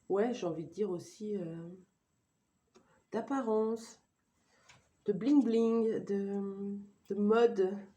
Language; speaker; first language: French; native; French